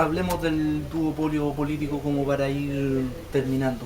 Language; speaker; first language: Spanish; native; Spanish